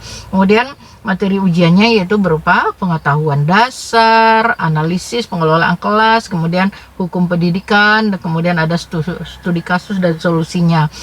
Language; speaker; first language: Indonesian; native; Indonesian